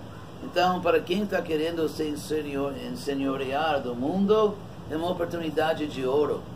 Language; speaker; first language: Portuguese; non-native, fluent; English